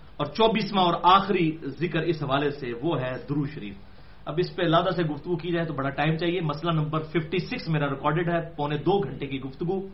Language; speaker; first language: Urdu; native; Urdu